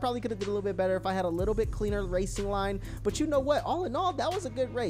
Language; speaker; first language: English; native; English